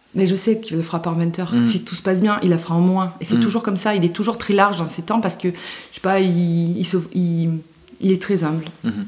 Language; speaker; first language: French; native; French